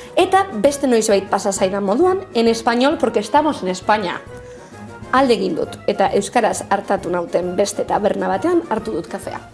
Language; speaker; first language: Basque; native; Basque